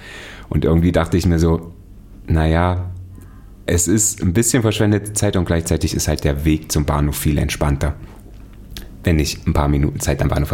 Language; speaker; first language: German; native; German